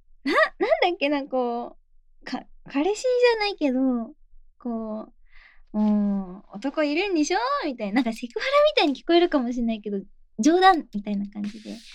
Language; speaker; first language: Japanese; native; Japanese